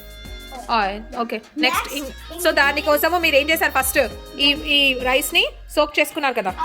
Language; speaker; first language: Telugu; native; Telugu